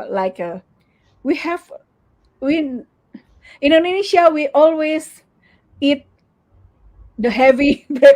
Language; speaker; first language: English; non-native, learner; Indonesian